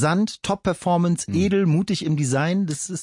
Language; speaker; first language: German; native; German